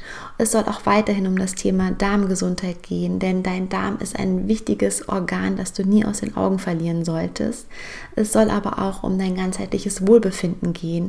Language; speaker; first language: German; native; German